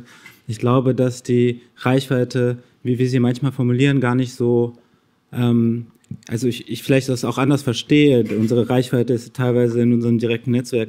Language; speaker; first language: German; native; German